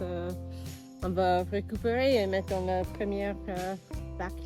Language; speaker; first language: French; non-native, fluent; English